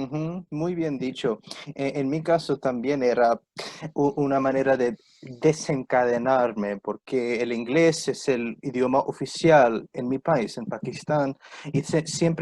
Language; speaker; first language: Spanish; non-native, fluent; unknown